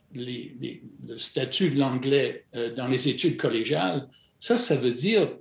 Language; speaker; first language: French; non-native, fluent; English